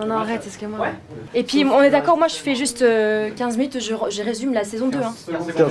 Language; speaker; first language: French; native; French